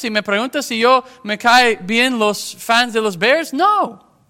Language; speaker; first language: Spanish; non-native, fluent; English